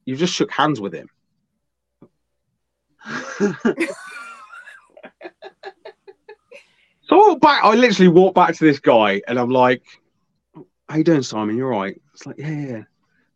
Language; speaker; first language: English; native; English